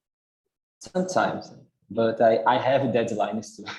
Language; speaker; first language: English; non-native, learner; Portuguese